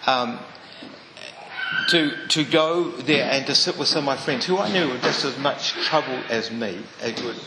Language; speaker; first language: English; native; English